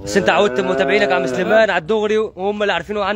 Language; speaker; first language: Arabic; native; Arabic